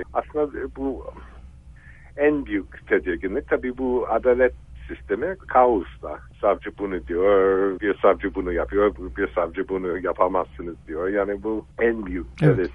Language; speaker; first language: Turkish; non-native, fluent; English